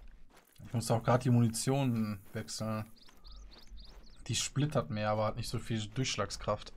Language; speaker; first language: German; native; German